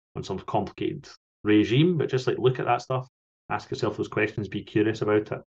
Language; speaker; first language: English; native; English